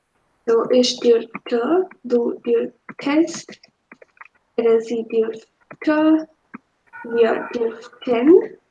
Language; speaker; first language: German; non-native, fluent; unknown